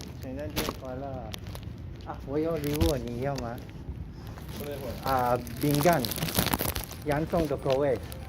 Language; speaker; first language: Chinese; non-native, learner; Filipino